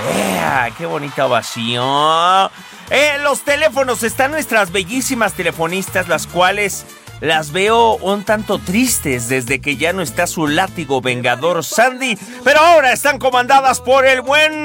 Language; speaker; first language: Spanish; native; Spanish